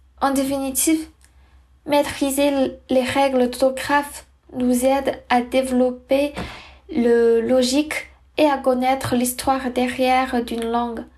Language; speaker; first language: French; non-native, fluent; Chinese